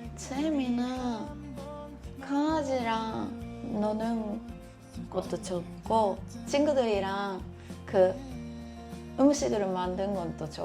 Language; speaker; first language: Korean; non-native, fluent; Japanese